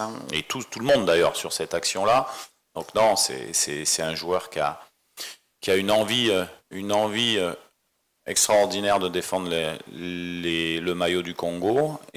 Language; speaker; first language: French; native; French